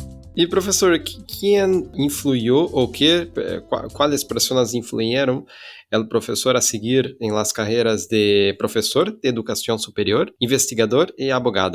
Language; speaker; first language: Spanish; non-native, fluent; Portuguese